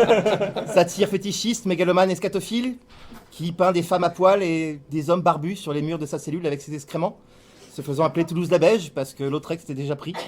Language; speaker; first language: French; native; French